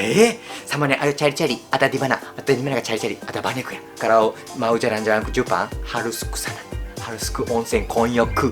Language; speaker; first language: Indonesian; non-native, learner; Japanese